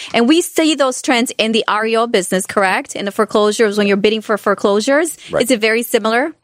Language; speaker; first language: English; non-native, fluent; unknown